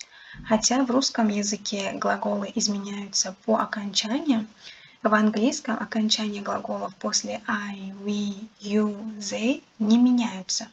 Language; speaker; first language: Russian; non-native, local second language; Uzbek